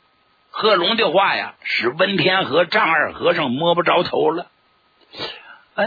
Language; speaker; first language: Chinese; native; Chinese